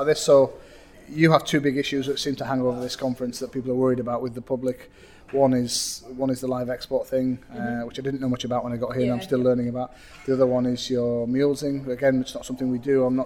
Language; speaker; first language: English; native; English